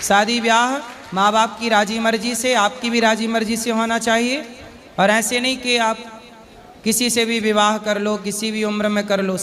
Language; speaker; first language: Hindi; native; Hindi